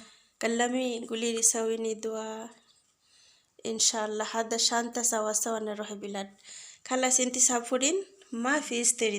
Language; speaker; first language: Arabic; non-native, learner; Bangla